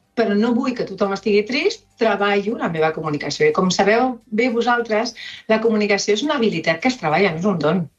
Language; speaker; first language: Catalan; non-native, local second language; Spanish